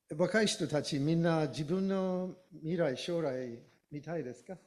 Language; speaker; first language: Japanese; non-native, fluent; English